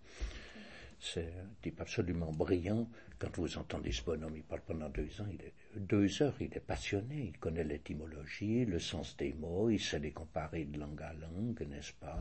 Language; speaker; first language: French; native; French